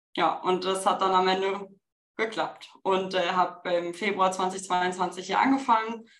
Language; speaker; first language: German; native; German